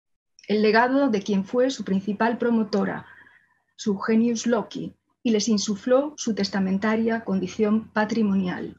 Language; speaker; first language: Spanish; native; Spanish